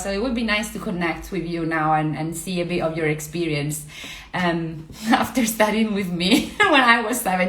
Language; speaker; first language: English; non-native, fluent; Italian